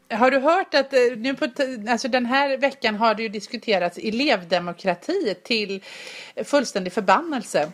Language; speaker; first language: Swedish; native; Swedish